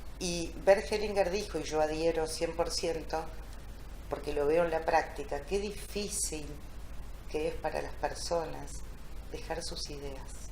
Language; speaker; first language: Spanish; early bilingual, other home language; Italian